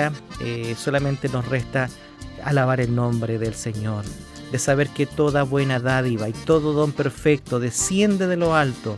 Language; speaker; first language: Spanish; native; Spanish